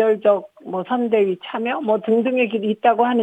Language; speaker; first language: Korean; native; Korean